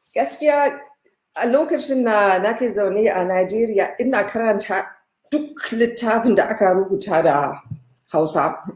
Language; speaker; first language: Hausa; non-native, fluent; German